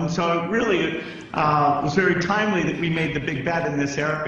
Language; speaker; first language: English; native; English